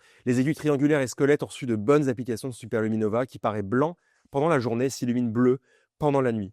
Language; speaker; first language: French; native; French